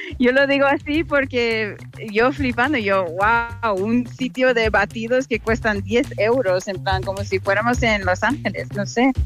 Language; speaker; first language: Spanish; non-native, fluent; English